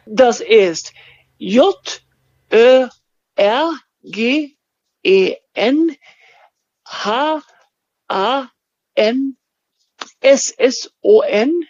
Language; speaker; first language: German; non-native, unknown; Swedish